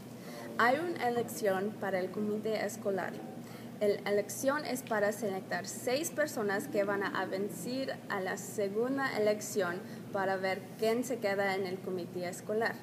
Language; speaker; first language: Spanish; non-native, learner; English